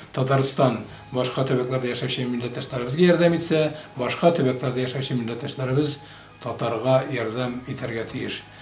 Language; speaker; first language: Tatar; native; Tatar